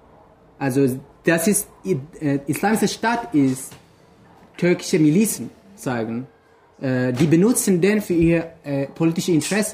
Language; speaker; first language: German; non-native, fluent; Kurdish